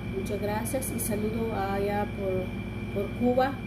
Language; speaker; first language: Spanish; non-native, local second language; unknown